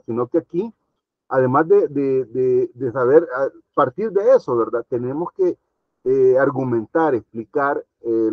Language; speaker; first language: Spanish; native; Spanish